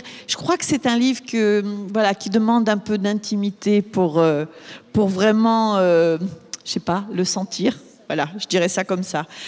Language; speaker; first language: French; native; French